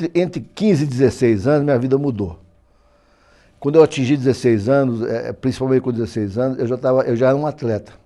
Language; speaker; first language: Portuguese; native; Portuguese